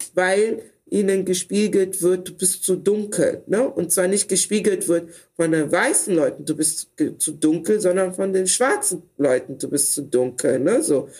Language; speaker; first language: German; early bilingual, other home language; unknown